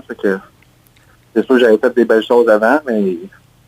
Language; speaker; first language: French; native; French